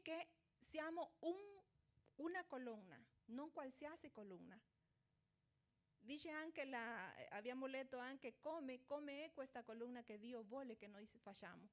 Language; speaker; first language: Italian; non-native, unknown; Portuguese